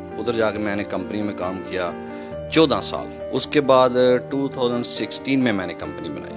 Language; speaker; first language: Urdu; non-native, local second language; Punjabi